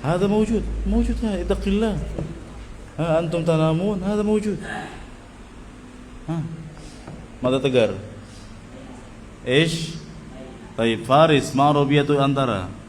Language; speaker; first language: Arabic; non-native, fluent; Indonesian